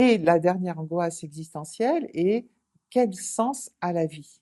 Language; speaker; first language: French; native; French